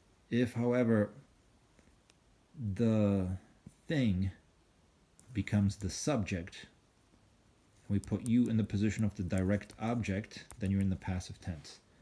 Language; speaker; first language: English; native; English